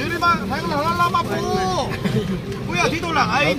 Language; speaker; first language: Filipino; non-native, learner; Korean